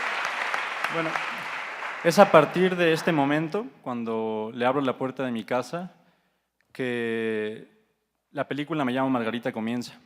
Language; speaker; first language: Spanish; native; Spanish